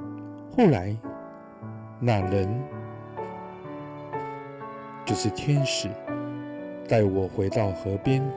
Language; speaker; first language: Chinese; native; Chinese